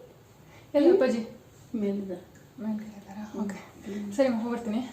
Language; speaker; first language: Kannada; native; Kannada